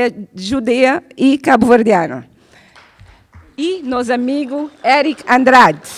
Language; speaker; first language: Portuguese; non-native, local second language; Kabuverdianu